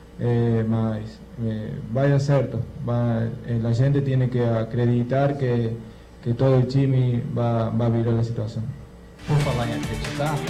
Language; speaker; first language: Portuguese; non-native, learner; Spanish